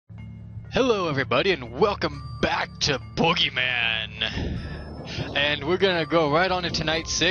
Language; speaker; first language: English; native; English